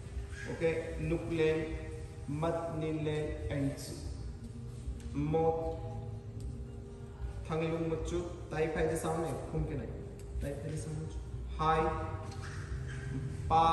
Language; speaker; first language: Vietnamese; non-native, learner; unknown